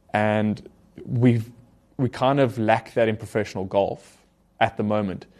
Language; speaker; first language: English; native; English